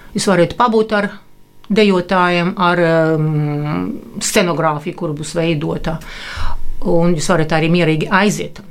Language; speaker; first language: Latvian; non-native, local second language; Russian